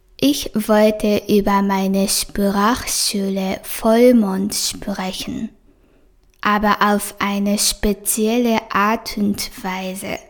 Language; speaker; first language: German; non-native, fluent; Japanese